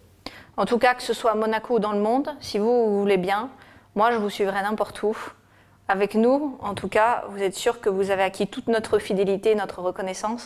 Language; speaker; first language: French; native; French